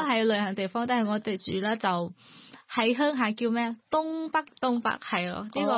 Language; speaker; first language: Cantonese; non-native, learner; Thai